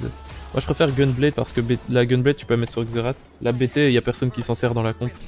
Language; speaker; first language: French; native; French